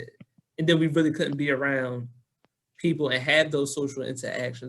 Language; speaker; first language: English; native; English